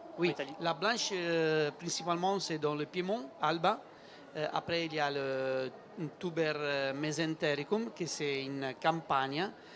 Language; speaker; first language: French; non-native, learner; Italian